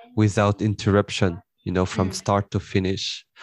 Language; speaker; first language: English; early bilingual, heritage; French